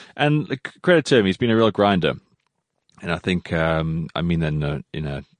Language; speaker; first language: English; native; English